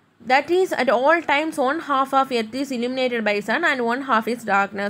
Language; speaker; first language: English; non-native, local second language; Tamil